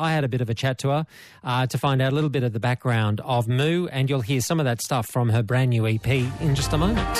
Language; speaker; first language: English; native; English